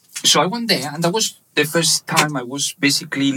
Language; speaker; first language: English; non-native, fluent; Spanish